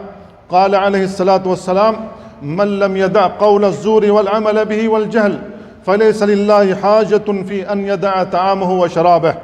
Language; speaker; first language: Arabic; non-native, fluent; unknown